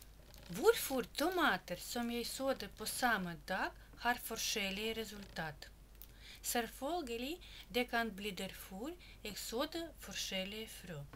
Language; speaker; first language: Norwegian; non-native, learner; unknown